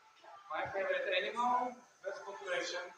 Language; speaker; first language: English; non-native, fluent; Russian